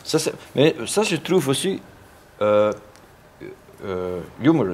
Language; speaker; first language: French; non-native, local second language; Dutch